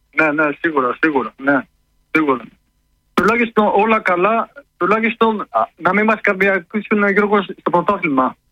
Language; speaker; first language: Greek; native; Greek